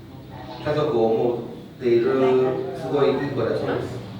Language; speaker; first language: Japanese; non-native, fluent; Indonesian